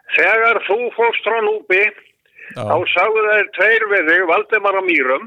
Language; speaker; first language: Icelandic; native; Icelandic